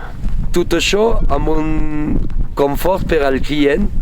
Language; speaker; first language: Catalan; non-native, fluent; French